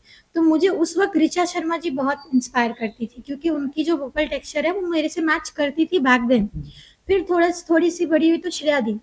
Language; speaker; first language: Hindi; native; Hindi